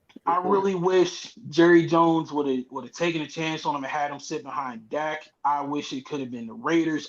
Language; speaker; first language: English; native; English